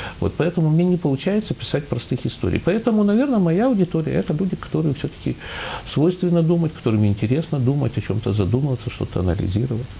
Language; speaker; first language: Russian; native; Russian